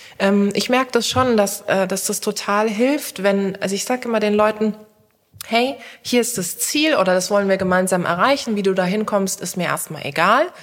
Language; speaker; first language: German; early bilingual, other home language; Turkish